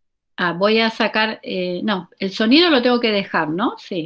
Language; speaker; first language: Spanish; native; Spanish